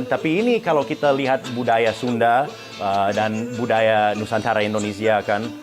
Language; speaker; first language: Indonesian; non-native, fluent; English